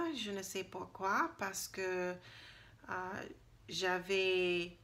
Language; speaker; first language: French; non-native, learner; English